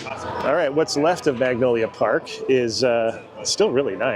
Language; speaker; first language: English; native; English